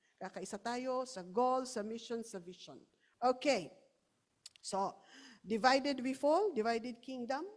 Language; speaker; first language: Filipino; non-native, local second language; Iloko